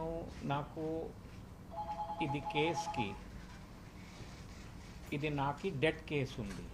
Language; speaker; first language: Telugu; early bilingual, heritage; Telugu